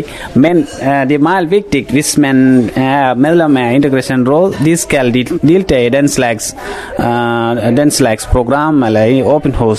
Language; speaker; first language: Danish; non-native, fluent; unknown